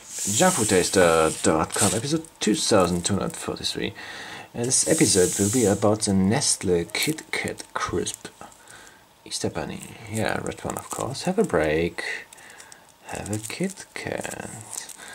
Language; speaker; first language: English; non-native, fluent; German